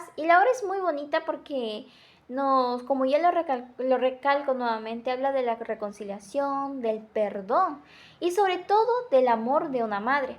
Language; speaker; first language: Spanish; native; Spanish